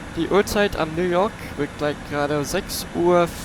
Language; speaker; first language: German; non-native, learner; English